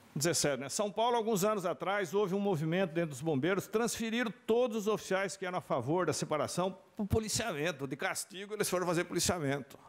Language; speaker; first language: Portuguese; native; Portuguese